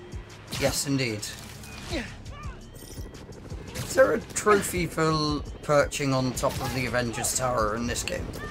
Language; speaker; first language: English; native; English